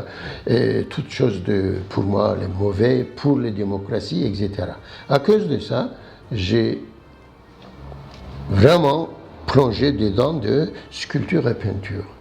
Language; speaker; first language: French; non-native, learner; Turkish